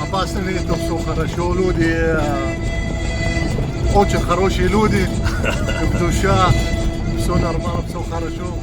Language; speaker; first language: Russian; non-native, learner; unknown